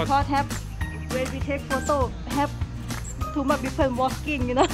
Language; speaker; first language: English; non-native, learner; Thai